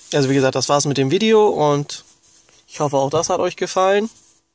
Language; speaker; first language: German; native; German